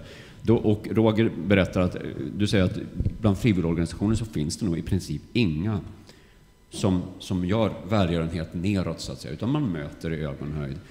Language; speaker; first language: Swedish; native; Swedish